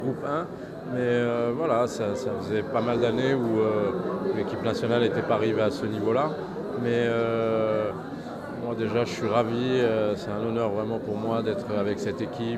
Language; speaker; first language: French; non-native, local second language; Arabic